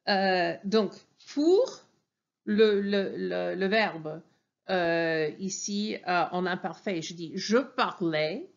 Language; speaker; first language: French; non-native, fluent; English